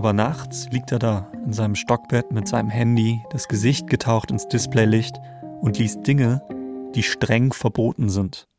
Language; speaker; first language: German; native; German